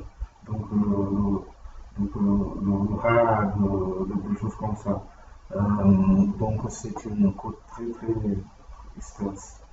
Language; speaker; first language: French; non-native, learner; Portuguese